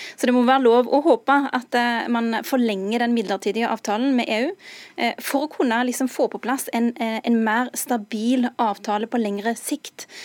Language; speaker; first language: Norwegian; early bilingual, other home language; Urdu